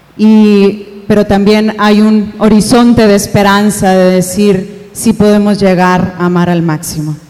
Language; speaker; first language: Spanish; native; Spanish